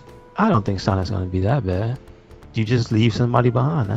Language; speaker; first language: English; native; English